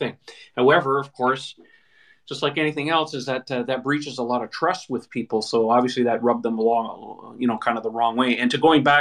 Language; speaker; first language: English; native; English